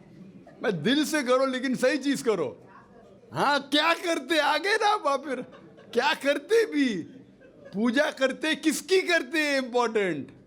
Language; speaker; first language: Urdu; non-native, local second language; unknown